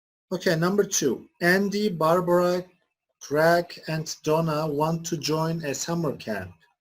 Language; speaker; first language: English; non-native, fluent; Turkish